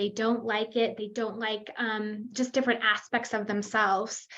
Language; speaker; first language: English; native; English